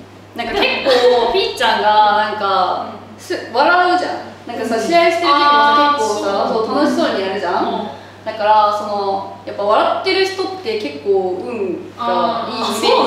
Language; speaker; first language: Japanese; native; Japanese